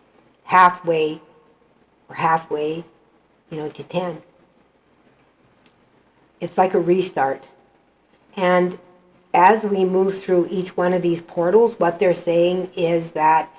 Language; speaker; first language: English; native; English